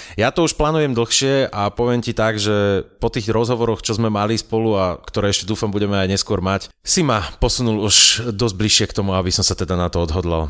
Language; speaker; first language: Slovak; native; Slovak